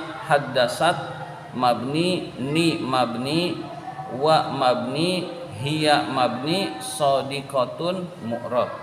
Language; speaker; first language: Arabic; non-native, fluent; Indonesian